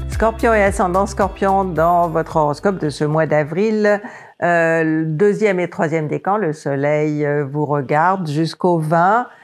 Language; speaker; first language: French; native; French